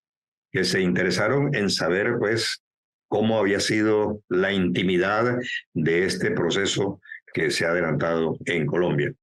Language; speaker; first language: Spanish; native; Spanish